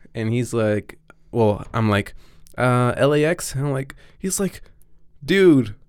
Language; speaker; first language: English; non-native, fluent; Spanish